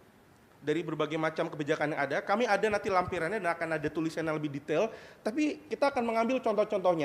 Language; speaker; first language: Indonesian; native; Indonesian